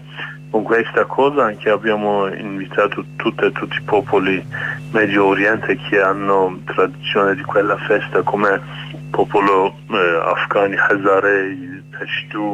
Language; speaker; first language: Italian; non-native, learner; Kurdish